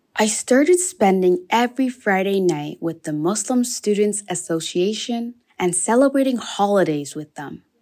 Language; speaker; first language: English; native; English